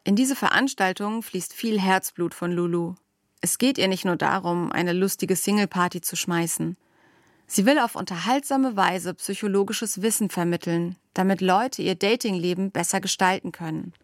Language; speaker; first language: German; native; German